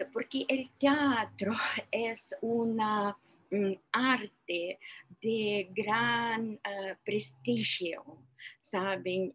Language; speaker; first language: Spanish; non-native, fluent; Russian